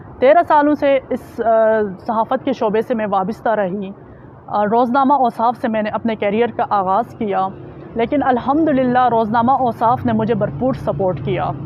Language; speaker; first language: Urdu; non-native, local second language; Shina